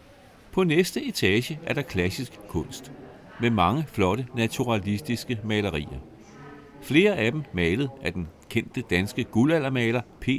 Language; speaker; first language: Danish; native; Danish